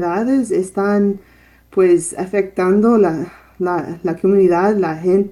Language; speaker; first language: Spanish; non-native, fluent; English